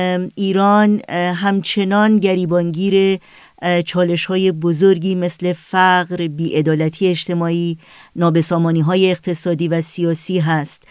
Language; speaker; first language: Persian; native; Persian